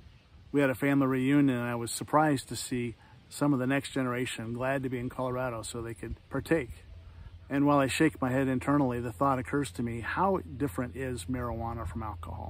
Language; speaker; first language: English; native; English